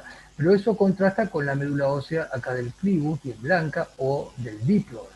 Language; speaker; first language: Spanish; native; Spanish